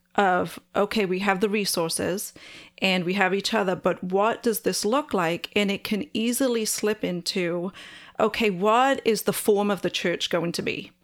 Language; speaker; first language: English; native; English